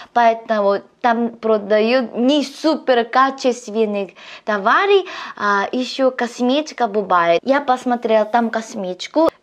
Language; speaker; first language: Russian; non-native, learner; Korean